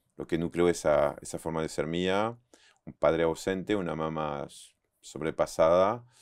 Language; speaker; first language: Spanish; non-native, fluent; French